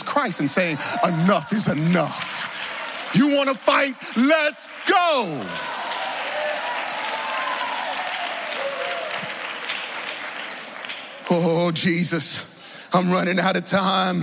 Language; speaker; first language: English; native; English